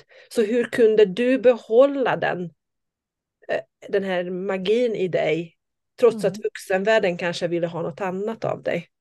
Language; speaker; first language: Swedish; non-native, fluent; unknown